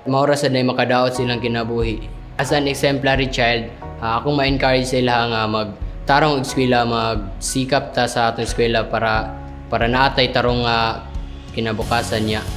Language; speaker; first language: Cebuano; native; Cebuano